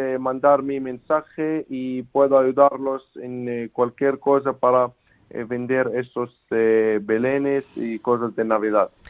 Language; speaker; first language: Spanish; non-native, learner; Arabic